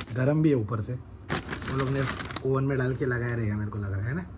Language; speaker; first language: Hindi; non-native, local second language; Marathi